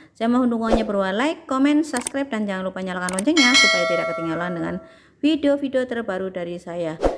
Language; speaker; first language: Indonesian; non-native, local second language; Javanese